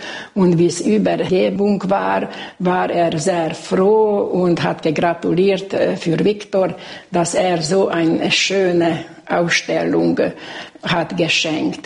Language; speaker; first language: German; non-native, local second language; Hungarian